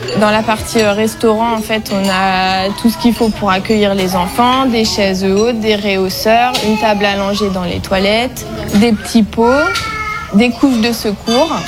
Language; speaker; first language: French; native; French